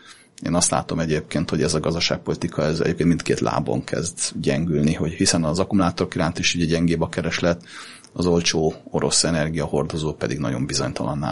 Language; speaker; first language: Hungarian; native; Hungarian